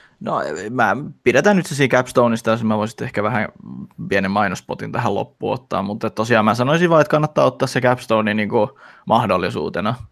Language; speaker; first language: Finnish; early bilingual, other home language; Russian